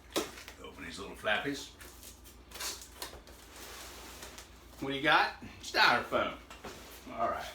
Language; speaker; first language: English; native; English